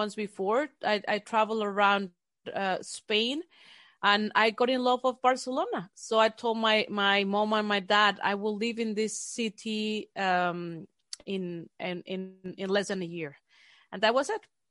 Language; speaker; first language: English; non-native, fluent; Spanish